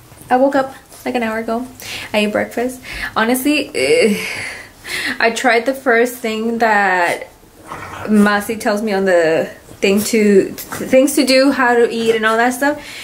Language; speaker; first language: English; early bilingual, other home language; Spanish